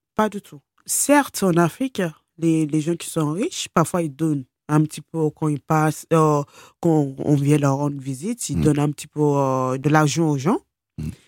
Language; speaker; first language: French; non-native, fluent; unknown